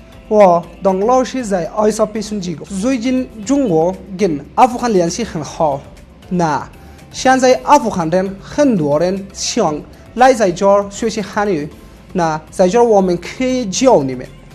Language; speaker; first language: Chinese; non-native, fluent; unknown